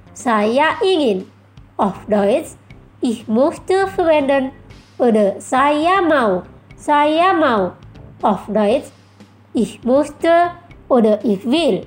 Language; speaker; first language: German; non-native, fluent; Indonesian